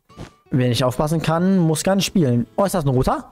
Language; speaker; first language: German; native; German